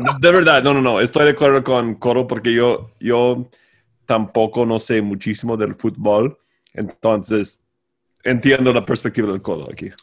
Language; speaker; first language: Spanish; non-native, fluent; English